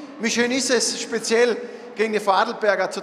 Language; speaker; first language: German; native; German